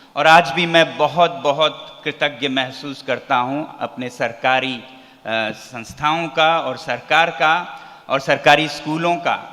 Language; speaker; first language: Hindi; non-native, local second language; Ladakhi